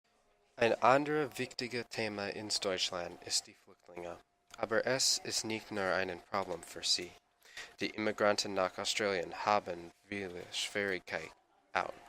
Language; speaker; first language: German; non-native, learner; English